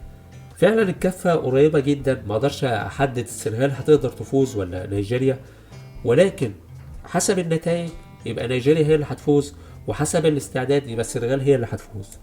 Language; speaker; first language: Arabic; native; Arabic